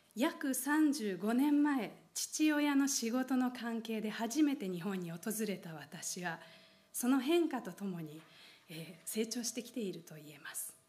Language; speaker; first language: Japanese; non-native, fluent; Hungarian